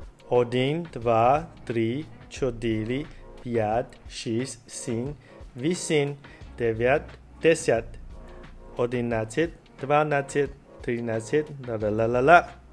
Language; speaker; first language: Ukrainian; non-native, learner; Chinese